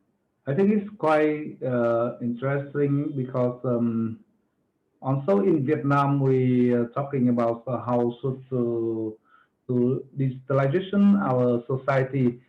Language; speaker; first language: English; non-native, fluent; Vietnamese